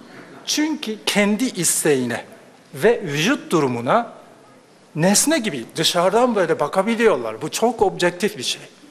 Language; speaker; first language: Turkish; non-native, fluent; Japanese